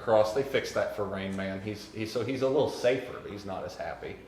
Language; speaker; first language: English; native; English